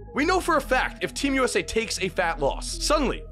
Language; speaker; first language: English; native; English